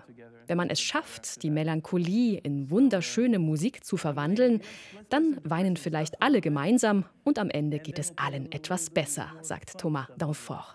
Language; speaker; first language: German; native; German